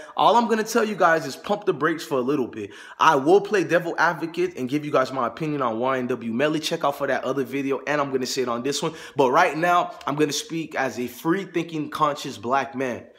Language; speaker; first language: English; native; English